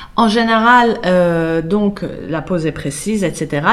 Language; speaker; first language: French; non-native, fluent; Persian